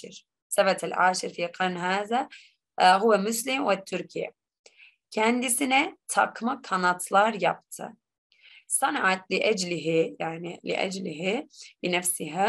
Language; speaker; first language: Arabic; non-native, learner; Turkish